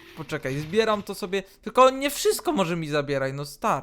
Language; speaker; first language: Polish; native; Polish